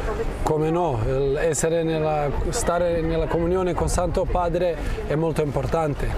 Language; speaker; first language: Italian; non-native, fluent; Croatian